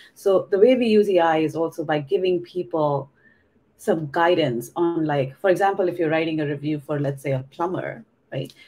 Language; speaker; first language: English; non-native, local second language; Hindi